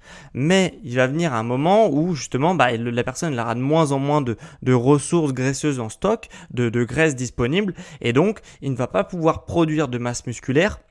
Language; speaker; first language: French; native; French